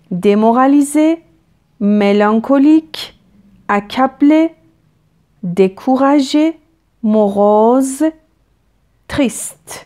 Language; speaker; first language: French; non-native, fluent; Persian